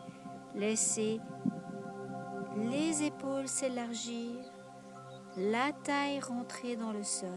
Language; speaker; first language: French; native; French